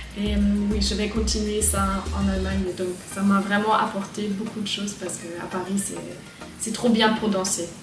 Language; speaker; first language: French; non-native, fluent; German